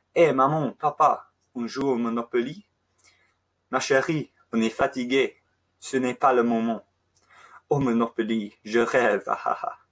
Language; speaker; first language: French; non-native, fluent; English